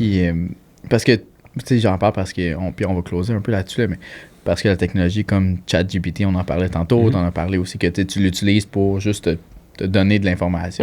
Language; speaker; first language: French; native; French